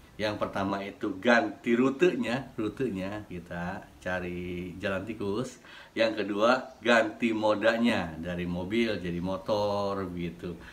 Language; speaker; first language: Indonesian; native; Indonesian